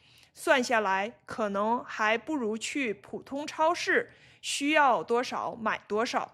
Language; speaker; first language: Chinese; native; Chinese